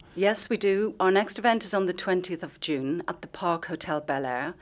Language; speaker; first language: English; native; English